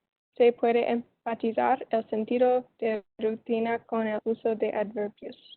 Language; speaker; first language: Spanish; non-native, learner; English